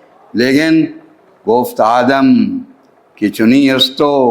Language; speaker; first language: Persian; non-native, fluent; Urdu